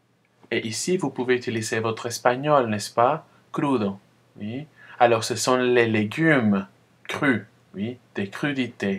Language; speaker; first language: French; non-native, fluent; Spanish